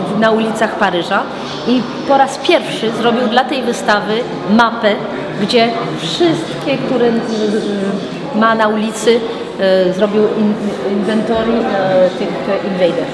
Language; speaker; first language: Polish; early bilingual, heritage; French